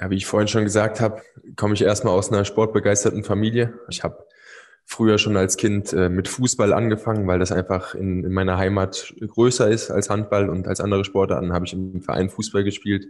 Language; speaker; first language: German; native; German